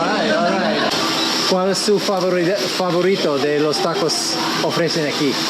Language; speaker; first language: Spanish; non-native, learner; English